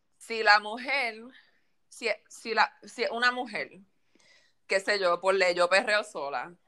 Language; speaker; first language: Spanish; native; Spanish